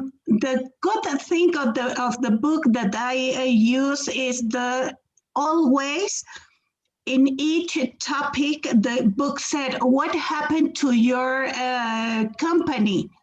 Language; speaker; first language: English; non-native, fluent; Spanish